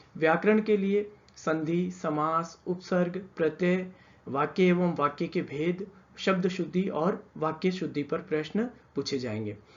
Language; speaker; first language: Hindi; native; Hindi